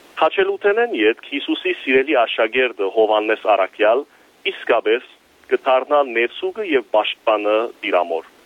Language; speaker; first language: Armenian; early bilingual, heritage; Armenian